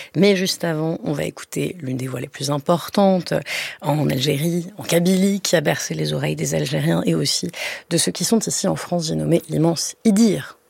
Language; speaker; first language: French; native; French